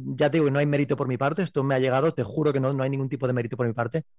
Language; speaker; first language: Spanish; native; Spanish